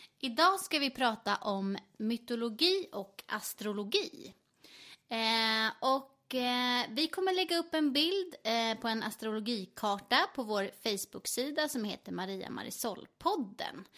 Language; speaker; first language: Swedish; native; Swedish